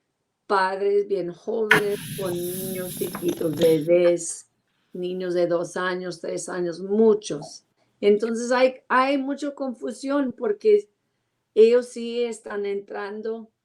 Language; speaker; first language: Spanish; non-native, learner; English